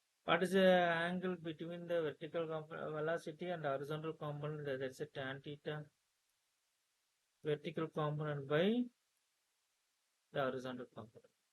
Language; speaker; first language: English; non-native, local second language; Tamil